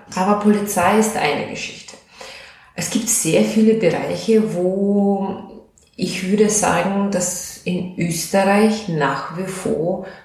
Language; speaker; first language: German; non-native, fluent; Russian